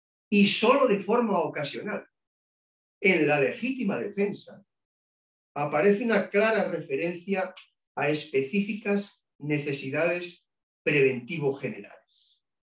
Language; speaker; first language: Spanish; native; Spanish